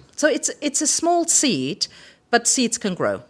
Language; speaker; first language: English; early bilingual, other home language; German